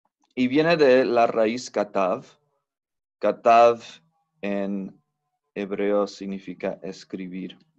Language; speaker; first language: Spanish; non-native, fluent; English